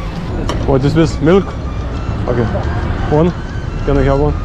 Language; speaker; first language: English; non-native, learner; Lithuanian